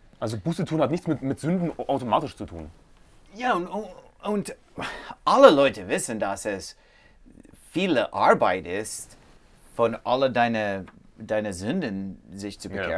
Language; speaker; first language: German; non-native, learner; English